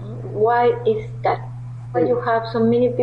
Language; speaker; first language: English; non-native, learner; Spanish